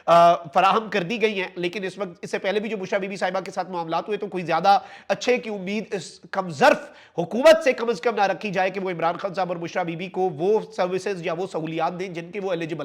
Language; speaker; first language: Urdu; native; Urdu